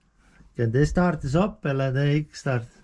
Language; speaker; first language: Danish; non-native, learner; Estonian